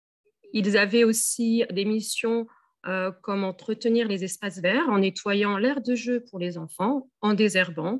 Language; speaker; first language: French; native; French